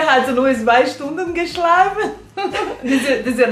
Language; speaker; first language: German; non-native, learner; Portuguese